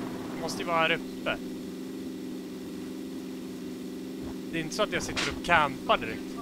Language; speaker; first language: Swedish; native; Swedish